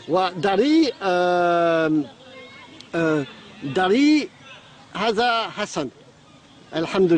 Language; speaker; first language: Arabic; non-native, learner; French